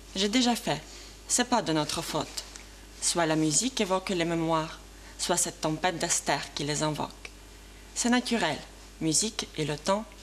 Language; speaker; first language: French; non-native, fluent; Ukrainian